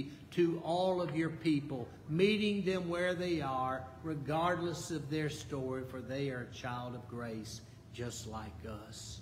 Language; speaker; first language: English; native; English